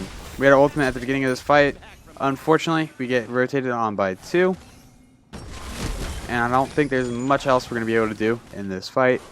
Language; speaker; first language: English; native; English